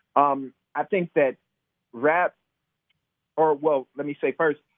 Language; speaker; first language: English; native; English